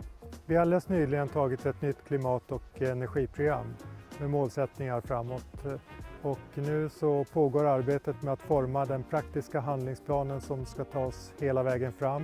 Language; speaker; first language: Swedish; native; Swedish